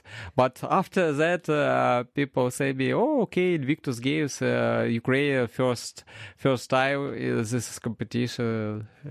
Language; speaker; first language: English; non-native, learner; Ukrainian